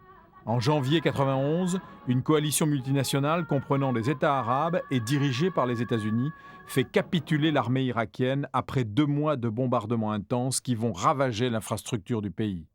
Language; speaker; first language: French; native; French